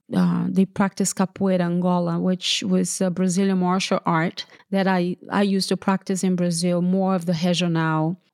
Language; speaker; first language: English; early bilingual, other home language; Portuguese